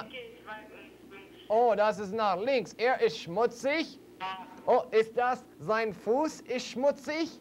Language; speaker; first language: German; non-native, learner; English